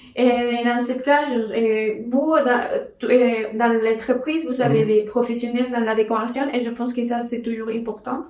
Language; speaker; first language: French; non-native, learner; Spanish